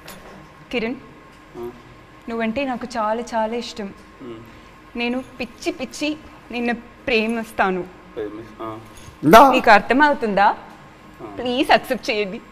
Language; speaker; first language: Telugu; non-native, learner; Tamil